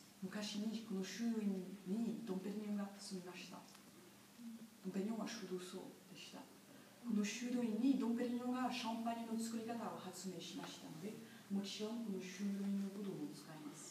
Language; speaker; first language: Japanese; non-native, learner; French